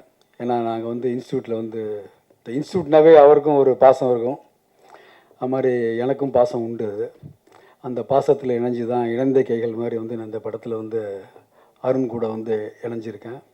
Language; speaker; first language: Tamil; native; Tamil